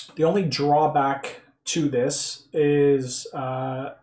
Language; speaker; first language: English; native; English